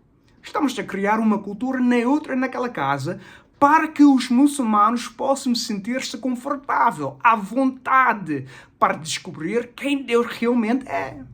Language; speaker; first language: Portuguese; non-native, fluent; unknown